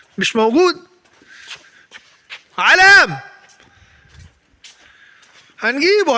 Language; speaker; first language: Arabic; native; Arabic